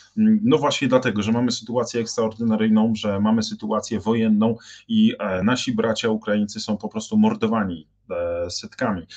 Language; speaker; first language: Polish; native; Polish